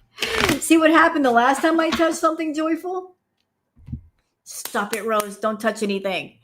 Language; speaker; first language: English; native; English